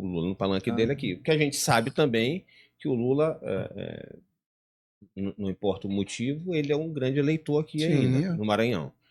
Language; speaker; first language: Portuguese; native; Portuguese